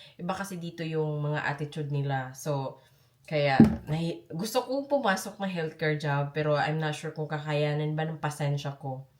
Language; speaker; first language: Filipino; non-native, local second language; Cebuano